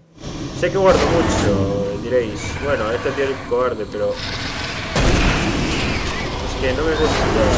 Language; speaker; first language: Spanish; native; Spanish